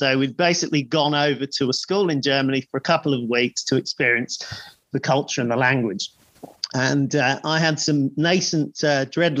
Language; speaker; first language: English; native; English